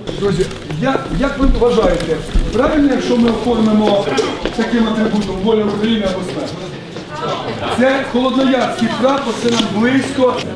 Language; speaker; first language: Ukrainian; native; Ukrainian